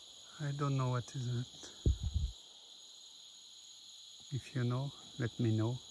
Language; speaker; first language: English; non-native, learner; French